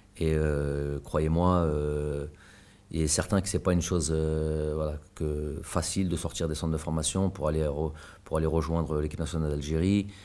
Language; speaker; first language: French; early bilingual, other home language; Arabic